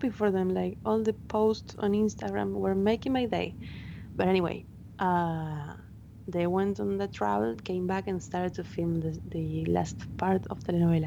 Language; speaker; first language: English; non-native, fluent; Spanish